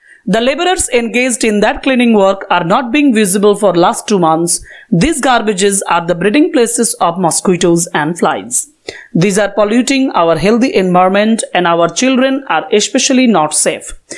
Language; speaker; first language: English; non-native, local second language; Bangla